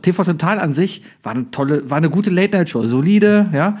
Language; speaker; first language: German; native; German